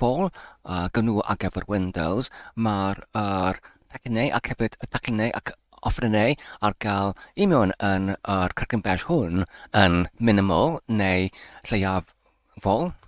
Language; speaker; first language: Welsh; non-native, learner; English